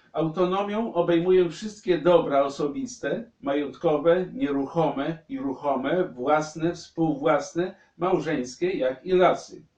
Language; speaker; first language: Polish; native; Polish